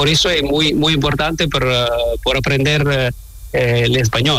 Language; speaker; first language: Spanish; non-native, learner; Italian